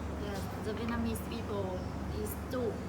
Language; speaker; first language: English; non-native, learner; Vietnamese